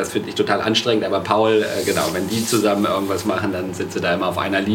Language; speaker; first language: German; native; German